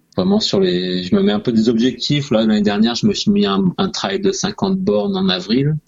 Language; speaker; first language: French; native; French